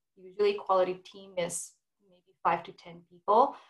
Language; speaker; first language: English; non-native, fluent; Indonesian